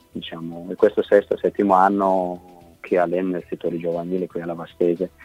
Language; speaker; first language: Italian; non-native, fluent; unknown